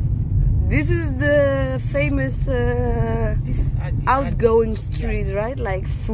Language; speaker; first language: English; non-native, fluent; Dutch